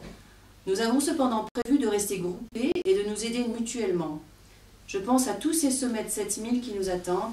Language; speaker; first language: French; native; French